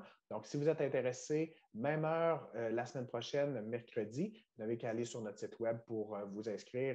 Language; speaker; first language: French; native; French